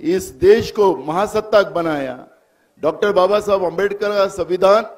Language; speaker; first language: Hindi; non-native, local second language; Marathi